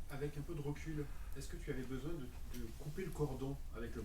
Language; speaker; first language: French; native; French